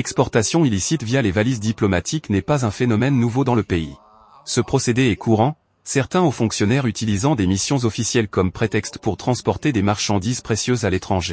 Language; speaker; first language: French; non-native, local second language; Malagasy